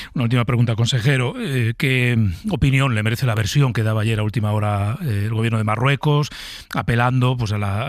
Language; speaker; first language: Spanish; native; Spanish